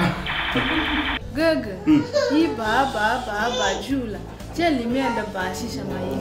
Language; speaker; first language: Chinese; non-native, fluent; Shona